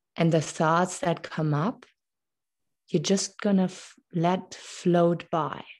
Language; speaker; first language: English; non-native, fluent; German